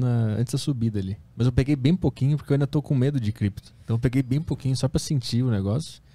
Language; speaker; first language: Portuguese; native; Portuguese